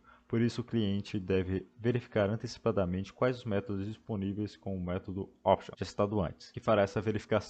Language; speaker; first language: Portuguese; native; Portuguese